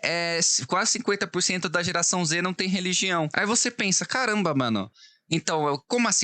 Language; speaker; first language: Portuguese; native; Portuguese